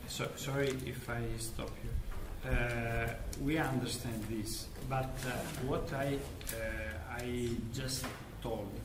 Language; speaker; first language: English; non-native, learner; Italian